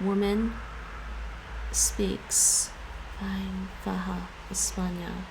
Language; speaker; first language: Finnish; non-native, learner; English